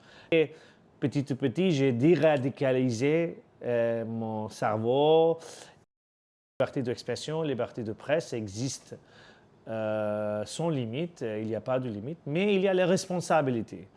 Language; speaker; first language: French; non-native, learner; Urdu